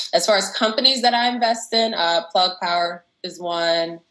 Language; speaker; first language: English; native; English